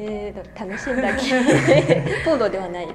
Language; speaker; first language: Japanese; non-native, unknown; Chinese